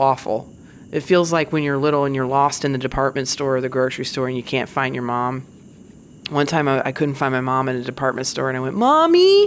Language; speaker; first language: English; native; English